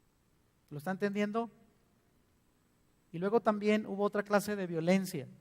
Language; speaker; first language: Spanish; native; Spanish